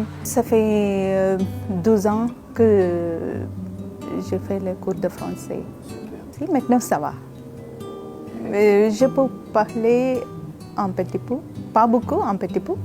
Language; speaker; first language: French; non-native, learner; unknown